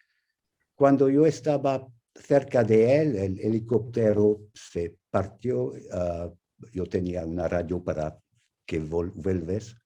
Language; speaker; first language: Spanish; non-native, fluent; English